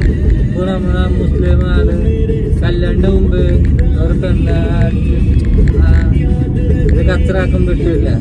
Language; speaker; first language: Malayalam; non-native, learner; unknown